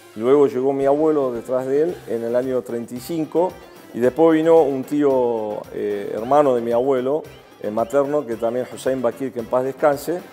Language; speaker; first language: Spanish; early bilingual, other home language; Arabic